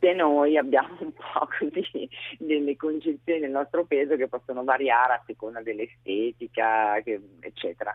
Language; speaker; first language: Italian; native; Italian